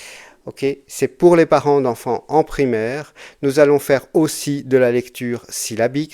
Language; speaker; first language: French; native; French